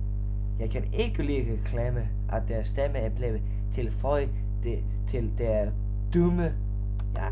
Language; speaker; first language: Danish; non-native, learner; Icelandic